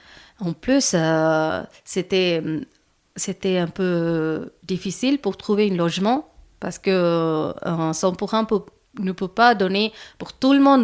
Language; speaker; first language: French; non-native, learner; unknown